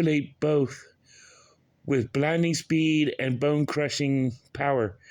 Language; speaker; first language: English; native; English